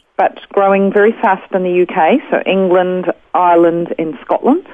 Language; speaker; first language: English; native; English